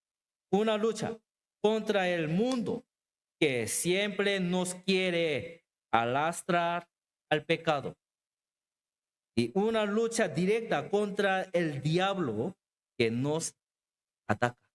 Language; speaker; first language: Spanish; non-native, learner; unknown